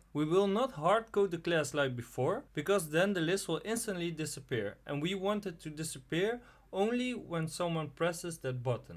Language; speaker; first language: English; non-native, fluent; Dutch